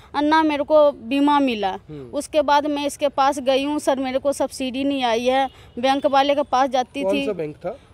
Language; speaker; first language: Hindi; native; Hindi